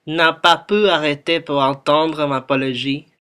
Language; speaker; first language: French; non-native, learner; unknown